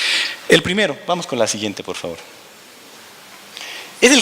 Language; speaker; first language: Spanish; native; Spanish